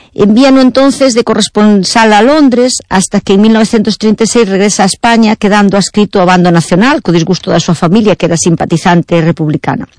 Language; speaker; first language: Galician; non-native, local second language; Spanish